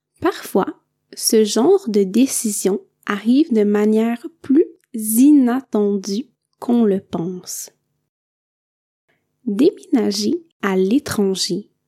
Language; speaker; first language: French; native; French